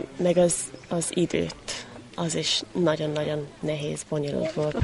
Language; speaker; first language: Hungarian; non-native, learner; English